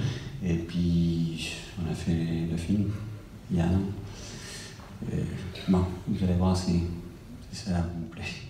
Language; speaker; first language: French; non-native, fluent; English